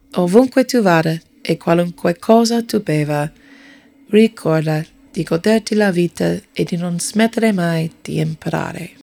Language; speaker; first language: Italian; non-native, learner; English